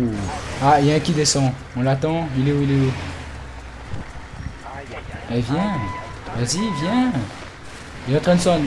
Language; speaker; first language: French; native; French